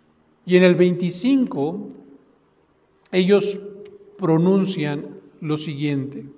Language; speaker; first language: Spanish; native; Spanish